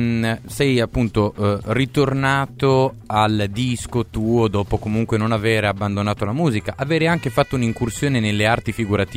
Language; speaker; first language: Italian; native; Italian